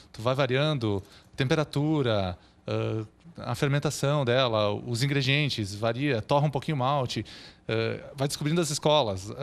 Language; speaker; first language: Portuguese; native; Portuguese